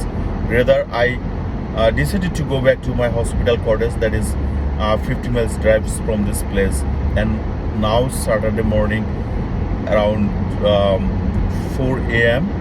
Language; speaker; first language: English; non-native, local second language; Bangla